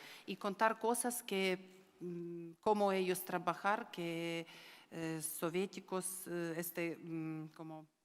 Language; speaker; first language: Spanish; non-native, learner; Ukrainian